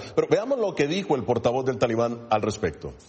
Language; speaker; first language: Spanish; native; Spanish